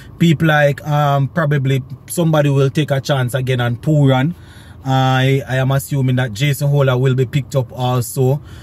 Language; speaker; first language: English; native; English